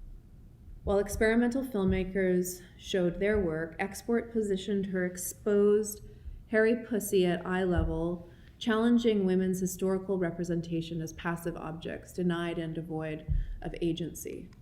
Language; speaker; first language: English; native; English